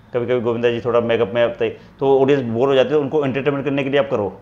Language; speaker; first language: Hindi; native; Hindi